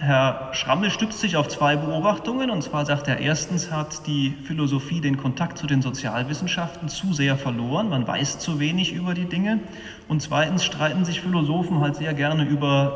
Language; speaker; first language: German; native; German